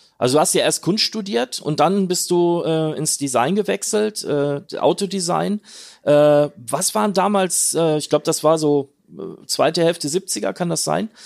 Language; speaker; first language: German; native; German